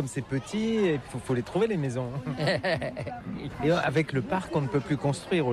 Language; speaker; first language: French; native; French